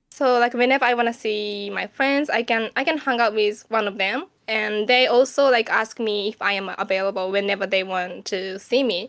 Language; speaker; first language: English; non-native, fluent; Japanese